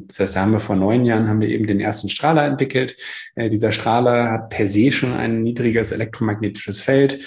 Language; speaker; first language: German; native; German